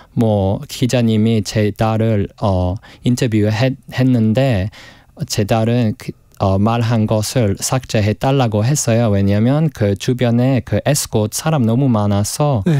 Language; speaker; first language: Korean; non-native, fluent; English